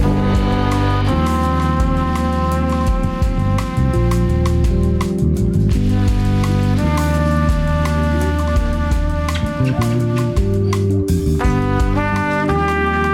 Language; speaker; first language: Armenian; non-native, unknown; Persian